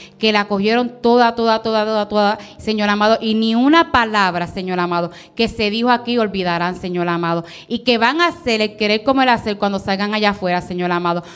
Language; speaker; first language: Spanish; early bilingual, heritage; Spanish